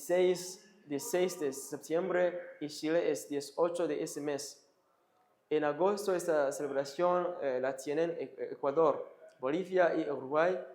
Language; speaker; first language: Spanish; non-native, fluent; Kinyarwanda